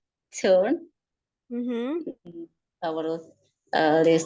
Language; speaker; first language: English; non-native, learner; Indonesian